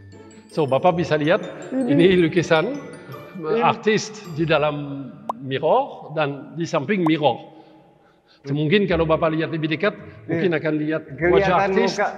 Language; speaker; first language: Indonesian; non-native, fluent; French